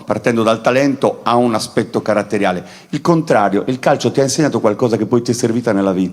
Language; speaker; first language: Italian; native; Italian